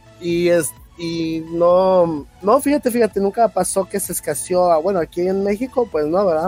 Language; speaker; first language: Spanish; native; Spanish